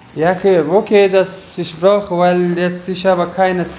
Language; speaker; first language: German; non-native, learner; Pashto